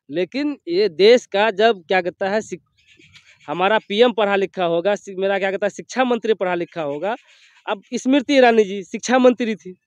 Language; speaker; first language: Hindi; native; Hindi